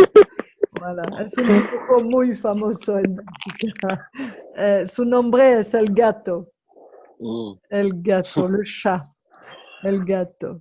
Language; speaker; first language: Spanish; non-native, fluent; French